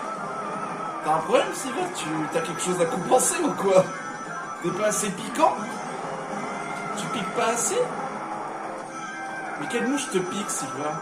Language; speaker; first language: French; native; French